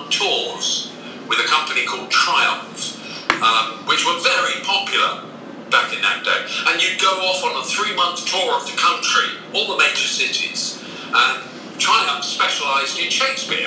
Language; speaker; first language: English; native; English